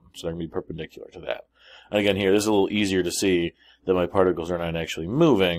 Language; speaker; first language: English; native; English